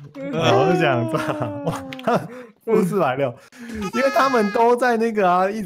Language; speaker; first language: Chinese; native; Chinese